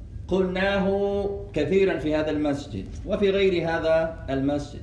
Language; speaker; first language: Arabic; native; Arabic